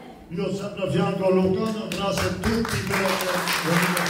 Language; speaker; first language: Italian; non-native, fluent; Kurdish